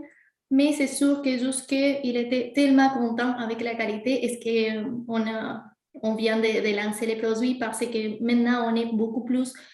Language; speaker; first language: French; non-native, fluent; Spanish